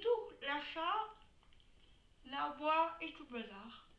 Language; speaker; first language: French; native; French